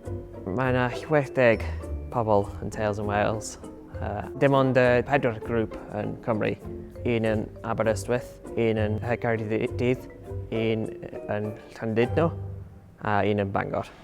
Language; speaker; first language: Welsh; non-native, local second language; English